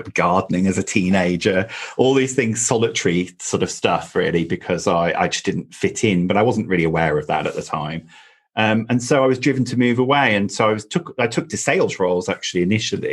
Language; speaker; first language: English; native; English